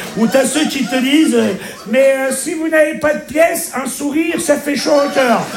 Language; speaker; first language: French; native; French